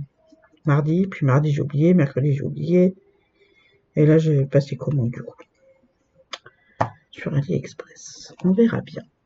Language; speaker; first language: French; native; French